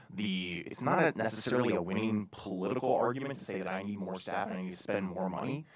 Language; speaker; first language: English; native; English